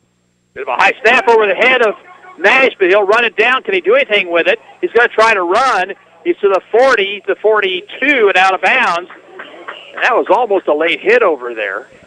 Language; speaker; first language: English; native; English